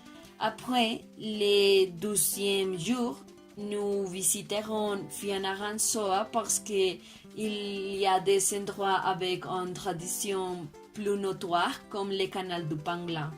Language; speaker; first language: French; non-native, learner; Spanish